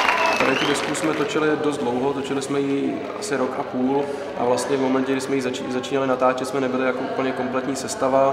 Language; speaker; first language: Czech; native; Czech